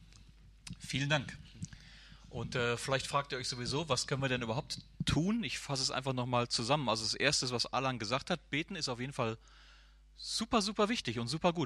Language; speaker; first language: German; native; German